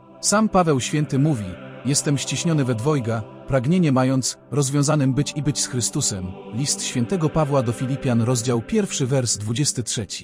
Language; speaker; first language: Polish; native; Polish